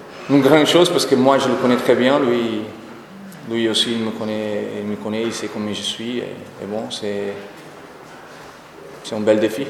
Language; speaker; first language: French; non-native, fluent; Portuguese